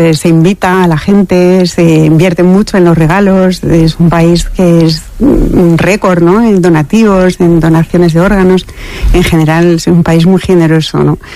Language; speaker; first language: Spanish; non-native, fluent; French